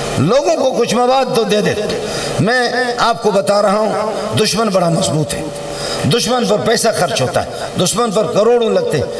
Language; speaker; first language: Urdu; non-native, local second language; Brahui